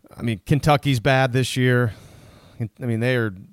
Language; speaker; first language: English; native; English